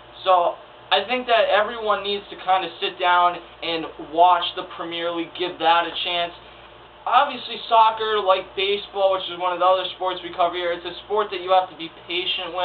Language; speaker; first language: English; native; English